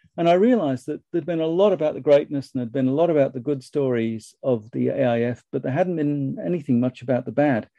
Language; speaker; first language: English; native; English